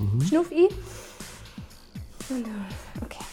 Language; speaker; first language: German; early bilingual, other home language; Albanian